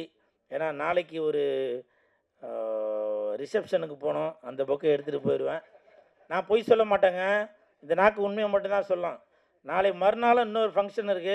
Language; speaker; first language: Tamil; native; Tamil